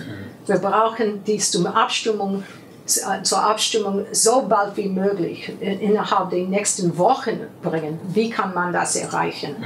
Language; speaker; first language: German; non-native, fluent; English